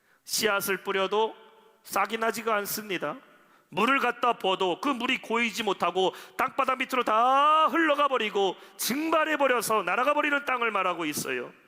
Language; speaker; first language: Korean; native; Korean